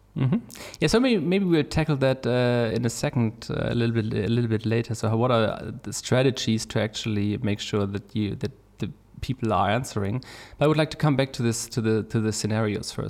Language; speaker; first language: English; non-native, fluent; German